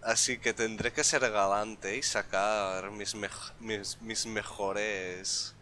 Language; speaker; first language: Spanish; non-native, local second language; Catalan